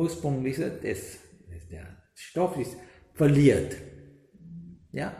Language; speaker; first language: German; non-native, learner; Sinhala